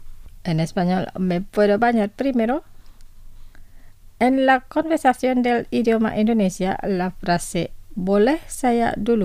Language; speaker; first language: Spanish; non-native, fluent; Indonesian